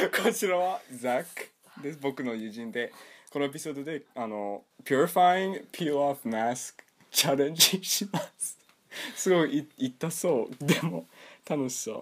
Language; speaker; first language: Japanese; non-native, learner; English